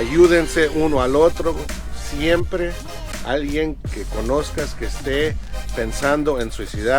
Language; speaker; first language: Spanish; early bilingual, heritage; Spanish